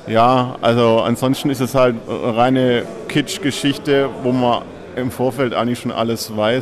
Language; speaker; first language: German; native; German